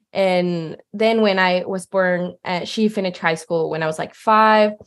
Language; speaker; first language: English; non-native, fluent; Spanish